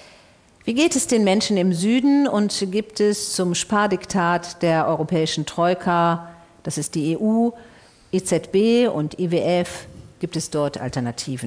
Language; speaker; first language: German; native; German